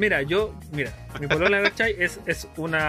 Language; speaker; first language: Spanish; native; Spanish